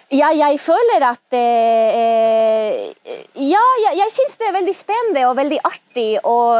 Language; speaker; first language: Norwegian; non-native, fluent; Spanish